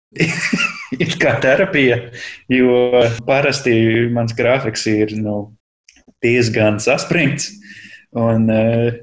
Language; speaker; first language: Latvian; non-native, fluent; English